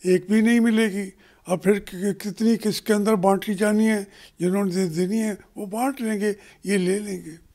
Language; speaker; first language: Urdu; native; Urdu